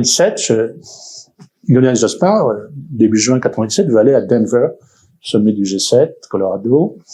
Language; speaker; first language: French; native; French